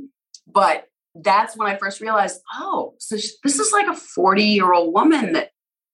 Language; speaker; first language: English; native; English